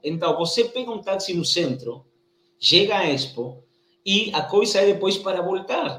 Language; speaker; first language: Portuguese; non-native, learner; Spanish